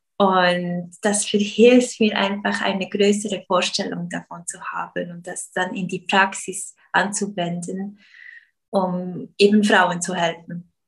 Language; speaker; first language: German; early bilingual, other home language; Portuguese